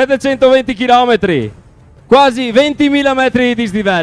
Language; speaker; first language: Italian; native; Italian